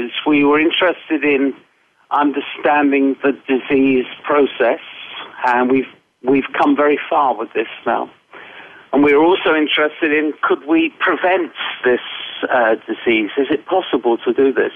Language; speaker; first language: English; native; English